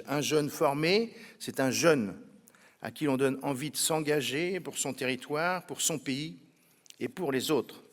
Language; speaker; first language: French; native; French